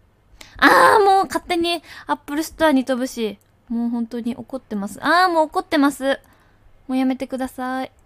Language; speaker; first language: Japanese; native; Japanese